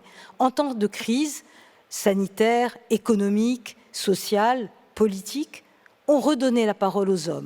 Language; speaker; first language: French; native; French